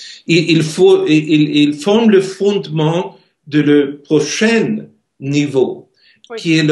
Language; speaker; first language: French; non-native, learner; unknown